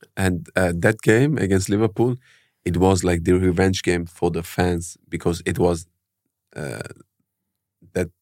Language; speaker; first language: English; early bilingual, heritage; German